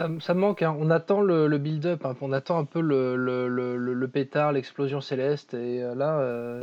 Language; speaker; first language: French; native; French